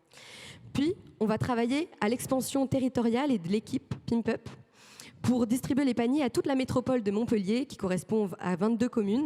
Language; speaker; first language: French; native; French